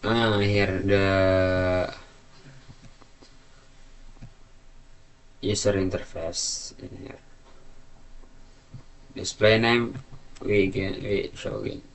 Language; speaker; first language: English; non-native, learner; Indonesian